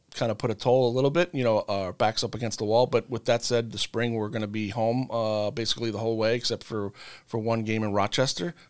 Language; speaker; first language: English; native; English